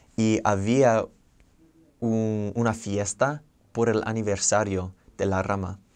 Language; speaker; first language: Spanish; non-native, fluent; English